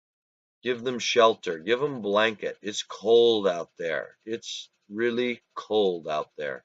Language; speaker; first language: English; native; English